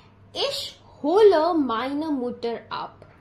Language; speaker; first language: German; non-native, fluent; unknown